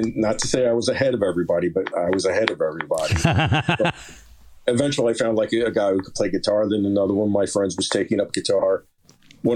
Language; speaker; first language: English; native; English